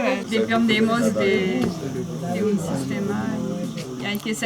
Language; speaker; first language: Spanish; non-native, fluent; French